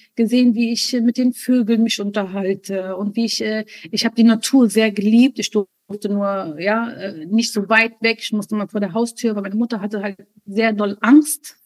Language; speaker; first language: German; early bilingual, other home language; Arabic